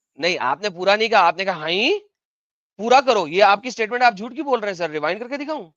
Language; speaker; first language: Urdu; non-native, local second language; Punjabi